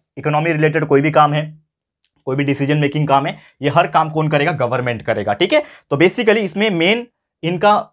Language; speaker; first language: Hindi; native; Hindi